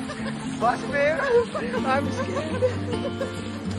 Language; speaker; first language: English; non-native, learner; Urdu